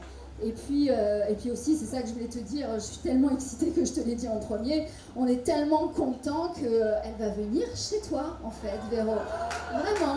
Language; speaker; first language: French; native; French